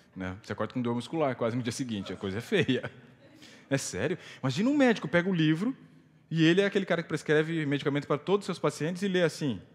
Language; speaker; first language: Portuguese; native; Portuguese